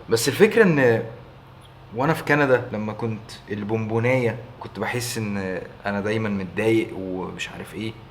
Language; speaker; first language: Egyptian Arabic; early bilingual, heritage; Arabic